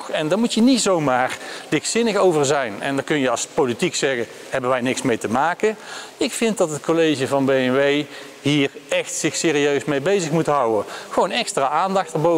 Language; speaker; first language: Dutch; native; Dutch